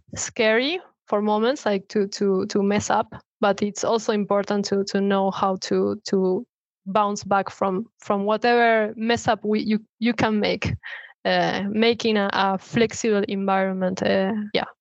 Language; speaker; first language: English; non-native, fluent; Spanish